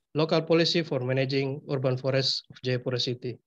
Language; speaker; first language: English; non-native, fluent; Indonesian